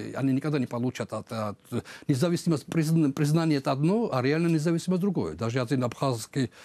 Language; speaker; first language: Russian; non-native, local second language; Georgian